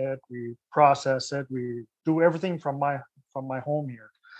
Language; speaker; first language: English; native; English